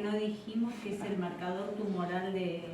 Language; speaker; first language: Spanish; native; Spanish